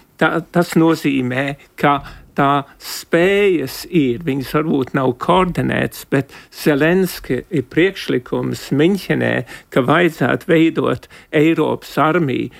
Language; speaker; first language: Latvian; early bilingual, heritage; Latvian